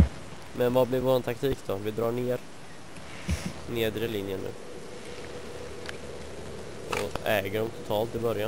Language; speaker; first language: Swedish; native; Swedish